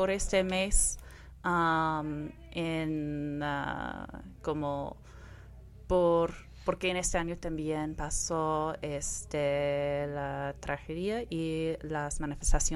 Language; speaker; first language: Spanish; non-native, fluent; English